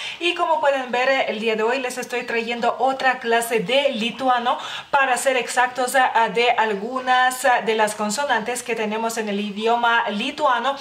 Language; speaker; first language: Spanish; non-native, fluent; Lithuanian